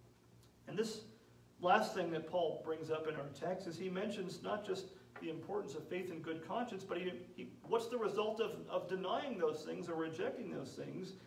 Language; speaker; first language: English; native; English